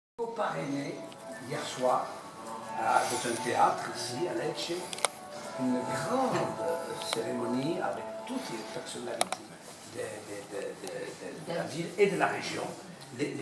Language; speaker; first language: French; native; French